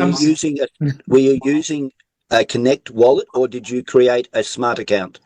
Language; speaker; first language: English; native; English